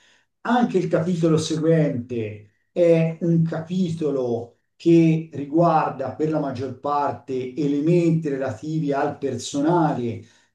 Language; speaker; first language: Italian; native; Italian